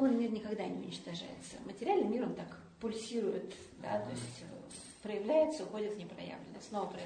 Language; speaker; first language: Russian; native; Russian